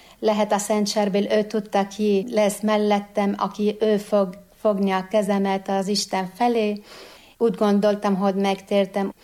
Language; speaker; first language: Hungarian; non-native, fluent; Arabic